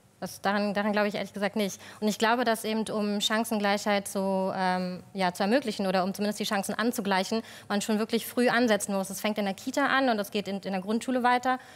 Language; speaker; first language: German; native; German